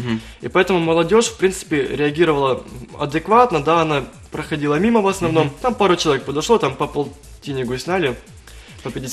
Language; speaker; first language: Russian; native; Russian